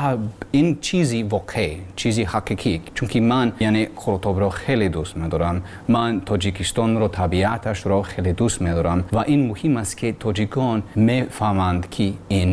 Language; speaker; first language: Tajik; non-native, learner; English